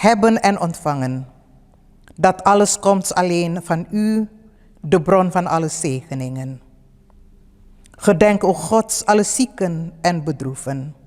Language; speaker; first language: Dutch; early bilingual, other home language; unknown